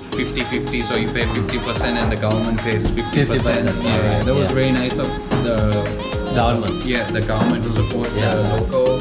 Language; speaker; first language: English; non-native, local second language; Sinhala